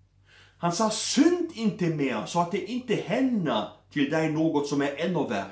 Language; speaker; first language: Swedish; non-native, fluent; German